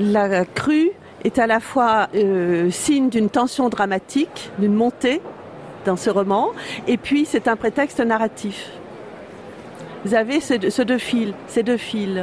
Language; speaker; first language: French; native; French